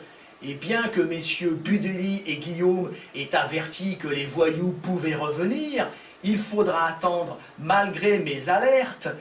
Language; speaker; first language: French; native; French